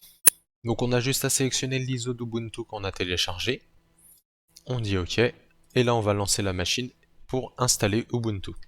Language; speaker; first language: French; native; French